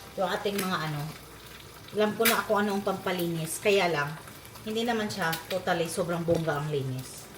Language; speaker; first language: Filipino; native; Filipino